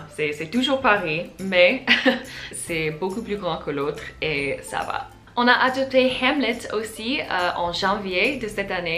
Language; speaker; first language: French; non-native, fluent; English